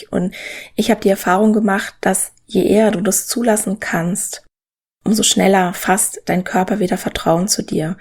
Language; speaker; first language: German; native; German